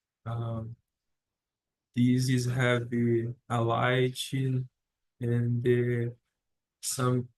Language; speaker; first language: English; non-native, learner; Portuguese